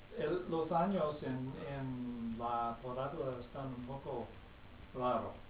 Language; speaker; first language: Spanish; non-native, fluent; English